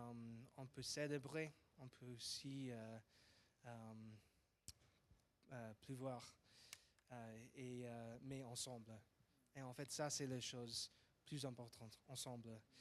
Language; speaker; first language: French; non-native, fluent; English